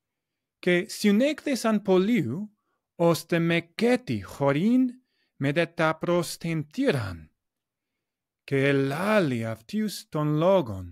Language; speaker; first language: Greek; non-native, fluent; English